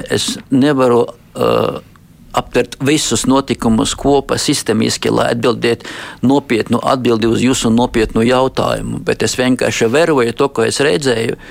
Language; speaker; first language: Latvian; non-native, local second language; Russian